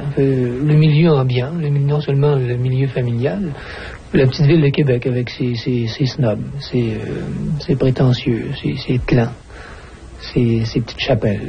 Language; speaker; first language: French; native; French